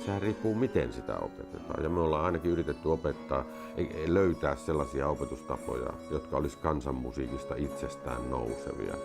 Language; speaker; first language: Finnish; native; Finnish